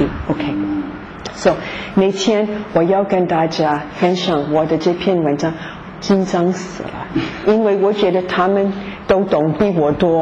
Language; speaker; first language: Chinese; non-native, fluent; English